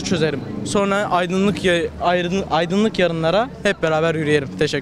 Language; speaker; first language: Turkish; native; Turkish